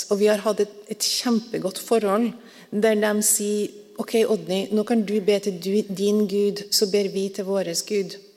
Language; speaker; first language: Norwegian; native; Norwegian